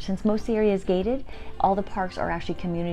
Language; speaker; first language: English; native; English